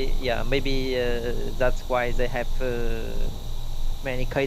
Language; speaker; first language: English; non-native, learner; Vietnamese